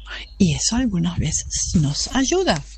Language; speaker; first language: Spanish; non-native, fluent; German